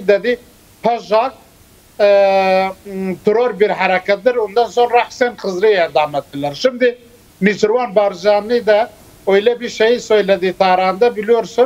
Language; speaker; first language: Turkish; non-native, fluent; Kurdish